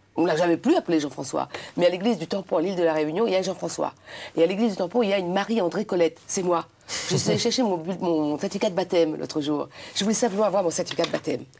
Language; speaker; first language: French; non-native, local second language; Réunion Creole French